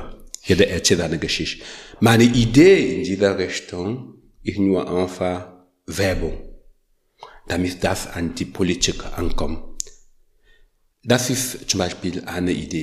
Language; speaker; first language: German; non-native, learner; French